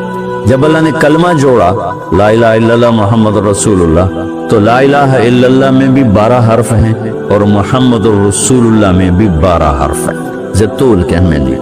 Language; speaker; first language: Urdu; non-native, local second language; Saraiki